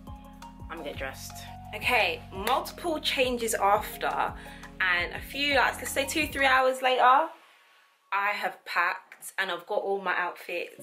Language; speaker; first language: English; native; English